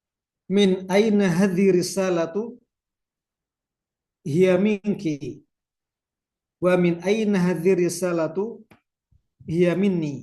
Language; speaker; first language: Arabic; non-native, fluent; Indonesian